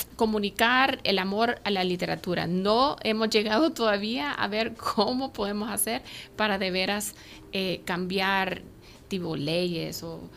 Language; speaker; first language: Spanish; early bilingual, heritage; Spanish